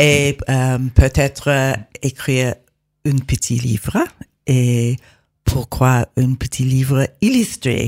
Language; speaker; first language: French; non-native, learner; English